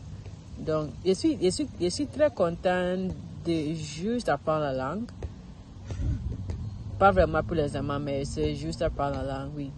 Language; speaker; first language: French; non-native, learner; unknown